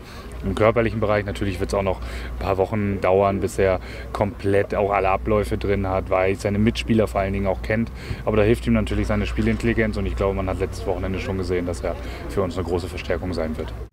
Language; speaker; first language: German; native; German